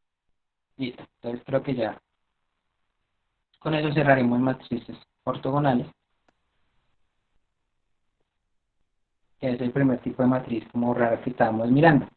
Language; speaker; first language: Spanish; native; Spanish